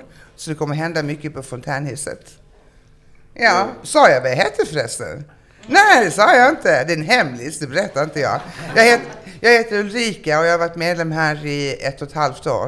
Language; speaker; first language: Swedish; native; Swedish